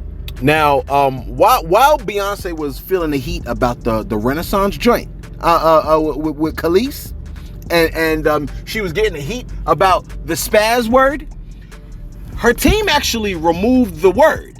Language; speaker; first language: English; native; English